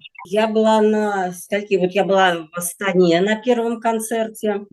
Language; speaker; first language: Russian; native; Russian